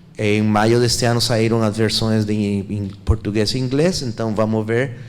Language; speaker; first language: Portuguese; non-native, fluent; Spanish